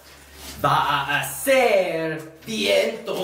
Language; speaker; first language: Spanish; non-native, learner; English